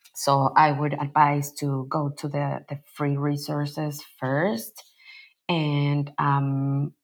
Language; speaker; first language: English; non-native, fluent; Spanish